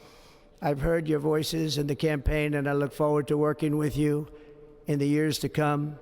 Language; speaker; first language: English; native; English